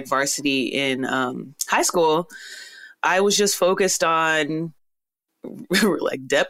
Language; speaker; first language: English; native; English